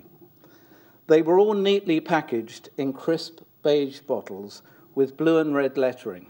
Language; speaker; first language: English; native; English